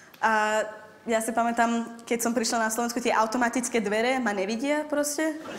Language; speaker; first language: Slovak; non-native, fluent; Persian